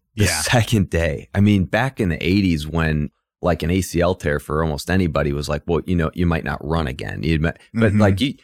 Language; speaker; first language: English; native; English